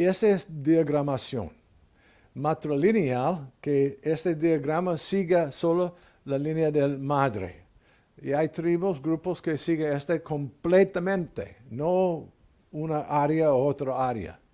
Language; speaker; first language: Spanish; non-native, learner; English